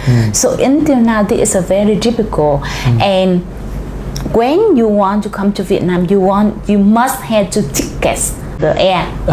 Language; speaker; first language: English; non-native, learner; Vietnamese